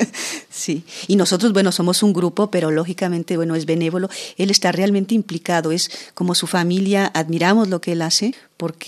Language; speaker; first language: Spanish; native; Spanish